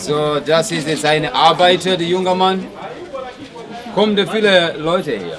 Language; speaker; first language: German; non-native, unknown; Swahili